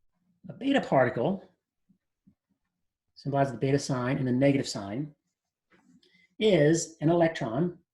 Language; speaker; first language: English; native; English